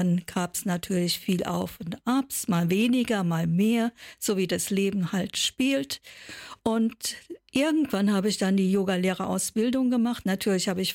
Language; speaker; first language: German; native; German